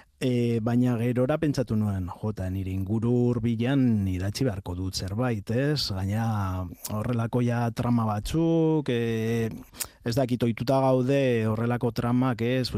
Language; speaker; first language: Basque; non-native, local second language; Spanish